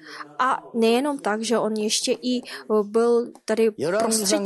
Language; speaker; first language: Czech; non-native, fluent; Korean